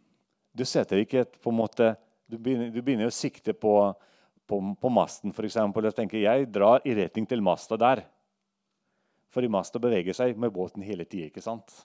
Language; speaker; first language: Norwegian; non-native, fluent; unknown